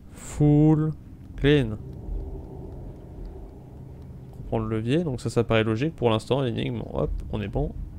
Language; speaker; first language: French; native; French